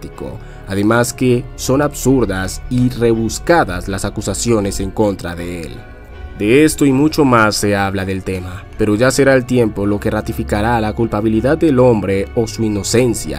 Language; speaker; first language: Spanish; native; Spanish